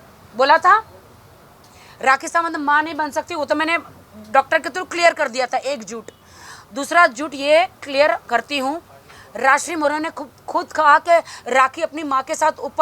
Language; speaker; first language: Hindi; native; Hindi